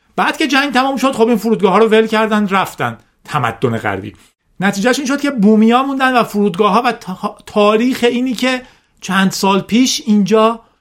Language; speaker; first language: Persian; non-native, local second language; Azerbaijani